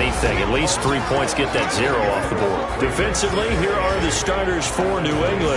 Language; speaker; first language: English; native; English